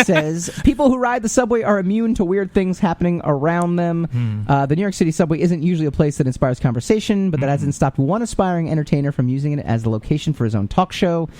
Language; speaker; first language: English; native; English